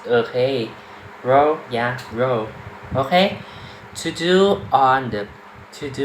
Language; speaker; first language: English; non-native, learner; Thai